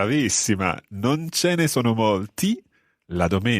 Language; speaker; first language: Italian; non-native, fluent; English